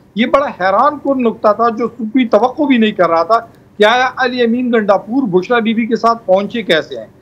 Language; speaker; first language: Urdu; non-native, local second language; Pashto